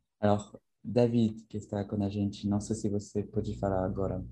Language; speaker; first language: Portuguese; non-native, learner; French